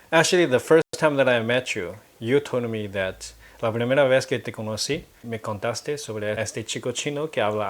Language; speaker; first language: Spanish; non-native, fluent; Chinese